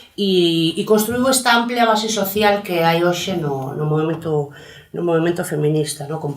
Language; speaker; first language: Galician; early bilingual, other home language; Spanish